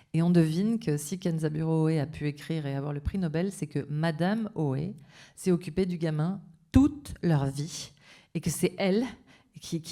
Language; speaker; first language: French; native; French